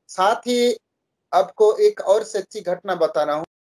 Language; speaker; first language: Hindi; native; Hindi